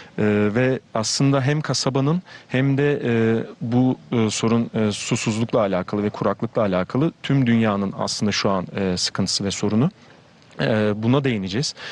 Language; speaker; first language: Turkish; native; Turkish